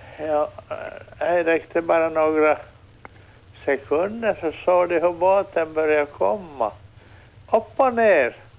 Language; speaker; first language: Swedish; native; Swedish